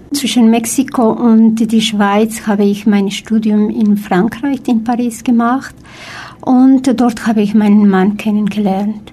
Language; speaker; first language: German; non-native, fluent; Spanish